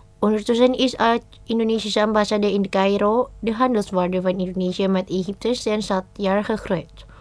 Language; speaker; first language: Dutch; non-native, fluent; Indonesian